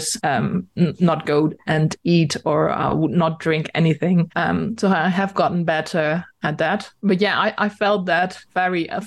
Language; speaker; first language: English; non-native, fluent; Dutch